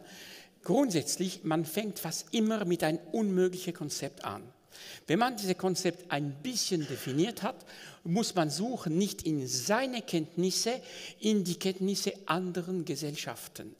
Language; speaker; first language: German; non-native, local second language; French